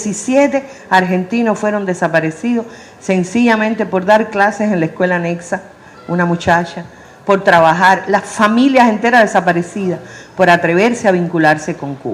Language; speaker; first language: Spanish; native; Spanish